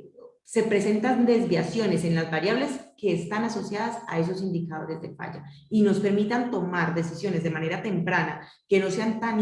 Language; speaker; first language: Spanish; native; Spanish